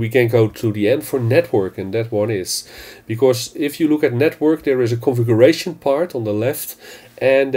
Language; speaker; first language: English; non-native, fluent; Dutch